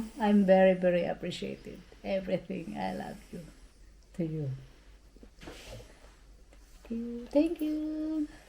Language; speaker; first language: English; non-native, learner; Cebuano